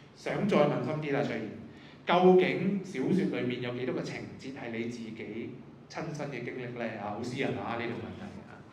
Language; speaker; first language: Cantonese; native; Cantonese